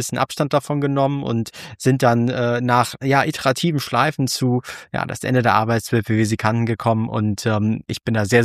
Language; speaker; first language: German; native; German